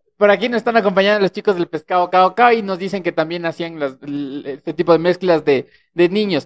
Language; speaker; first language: Spanish; native; Spanish